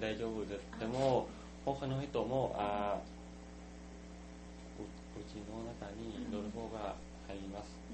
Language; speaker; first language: Japanese; non-native, learner; Thai